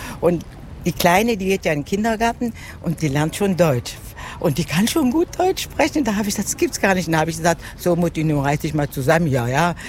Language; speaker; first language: German; native; German